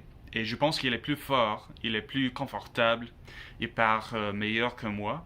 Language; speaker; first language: French; non-native, learner; English